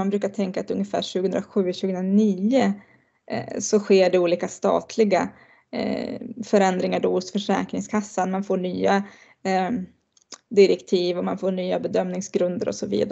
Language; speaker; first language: Swedish; native; Swedish